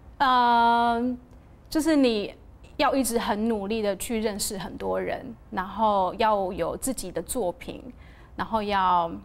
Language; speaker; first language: Chinese; native; Chinese